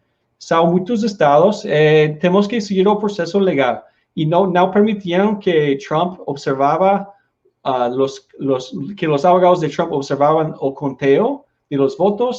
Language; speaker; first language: Portuguese; non-native, learner; Spanish